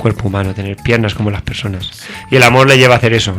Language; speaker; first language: Spanish; native; Spanish